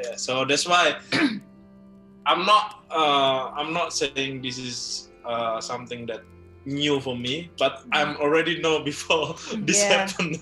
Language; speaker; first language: English; non-native, learner; Indonesian